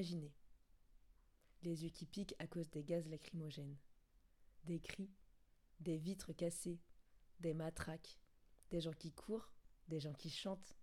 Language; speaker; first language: French; native; French